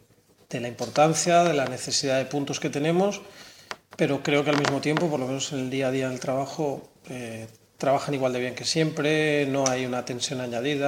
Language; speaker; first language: Spanish; native; Spanish